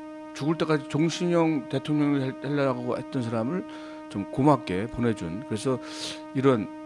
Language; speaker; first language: Korean; native; Korean